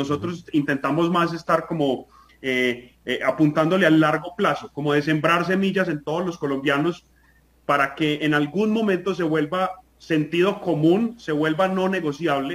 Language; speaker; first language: Spanish; native; Spanish